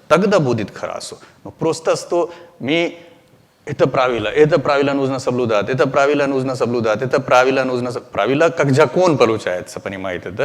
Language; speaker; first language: Russian; non-native, learner; Hindi